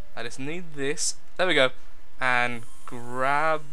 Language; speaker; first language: English; native; English